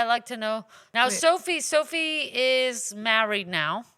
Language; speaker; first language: English; native; English